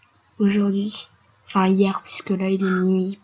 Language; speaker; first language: French; native; French